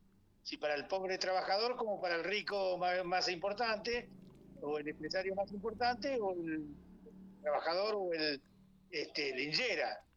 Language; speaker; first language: Spanish; native; Spanish